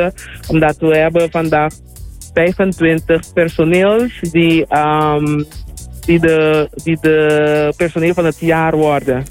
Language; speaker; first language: Dutch; non-native, local second language; Papiamento